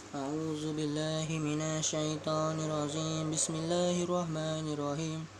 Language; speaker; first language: Arabic; non-native, learner; Indonesian